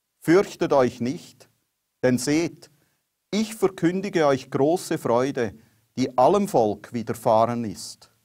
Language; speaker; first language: German; native; German